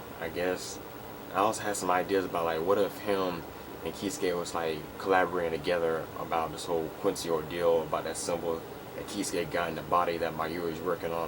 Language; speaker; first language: English; native; English